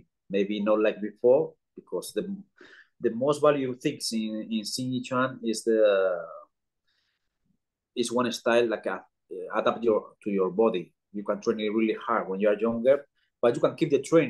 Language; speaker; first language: English; non-native, learner; Spanish